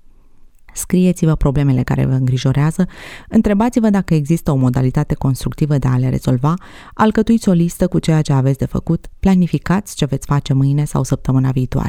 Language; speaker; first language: Romanian; native; Romanian